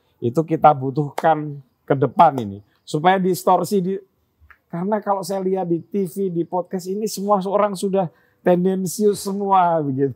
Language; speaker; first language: Indonesian; native; Indonesian